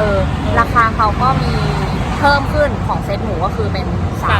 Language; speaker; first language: Thai; native; Thai